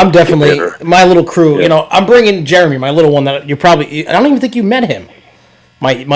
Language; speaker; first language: English; native; English